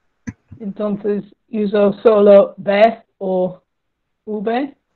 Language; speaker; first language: Spanish; non-native, learner; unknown